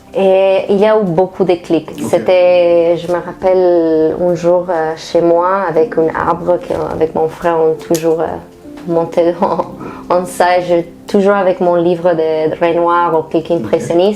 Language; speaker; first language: French; non-native, fluent; Spanish